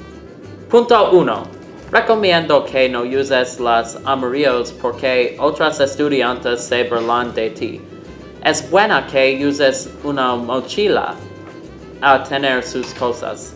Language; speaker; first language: Spanish; non-native, learner; English